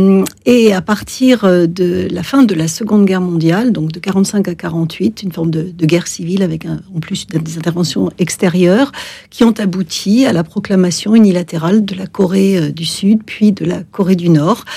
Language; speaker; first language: French; native; French